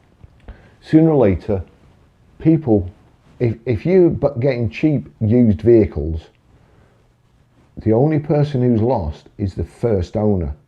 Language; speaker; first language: English; native; English